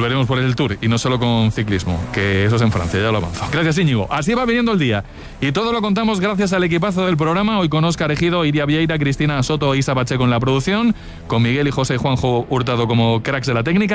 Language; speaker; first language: Spanish; native; Spanish